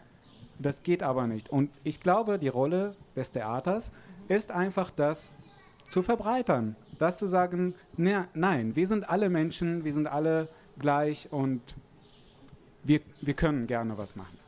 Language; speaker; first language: German; non-native, fluent; Arabic